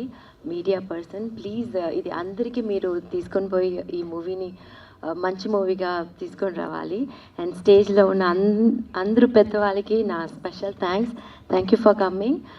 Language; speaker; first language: Telugu; non-native, learner; Tamil